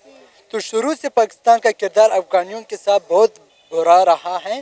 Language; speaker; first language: Hindi; non-native, local second language; Pashto